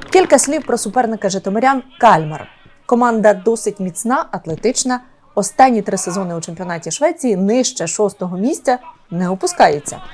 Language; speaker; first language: Ukrainian; native; Ukrainian